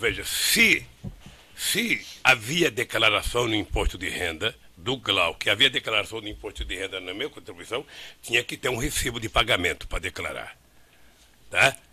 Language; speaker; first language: Portuguese; native; Portuguese